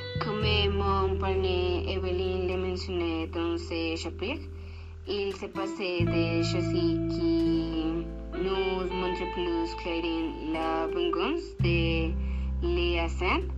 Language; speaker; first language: French; non-native, learner; Spanish